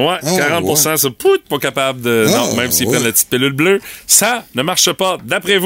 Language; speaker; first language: French; native; French